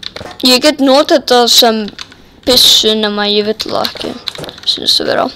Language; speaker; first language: Icelandic; non-native, learner; Danish